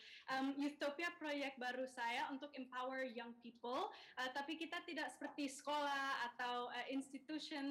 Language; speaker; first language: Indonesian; non-native, local second language; English